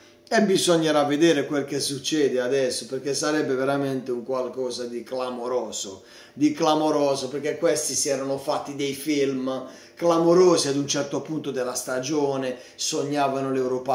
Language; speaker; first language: Italian; native; Italian